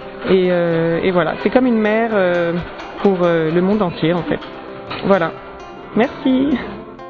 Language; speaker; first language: French; native; French